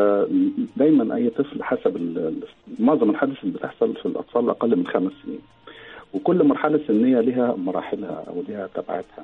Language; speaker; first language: Arabic; native; Arabic